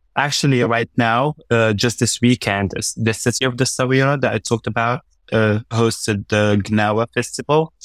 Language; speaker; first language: English; non-native, fluent; Arabic